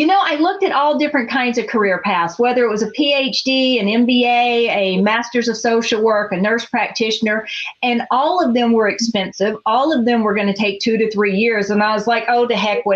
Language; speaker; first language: English; native; English